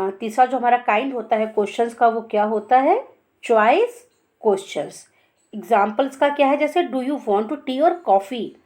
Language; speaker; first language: Hindi; native; Hindi